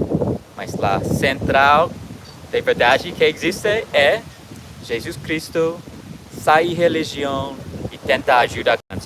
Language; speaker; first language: Portuguese; non-native, learner; English